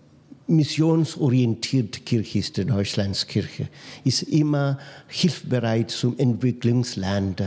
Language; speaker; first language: German; non-native, fluent; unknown